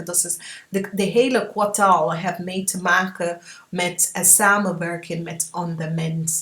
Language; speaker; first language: Dutch; non-native, fluent; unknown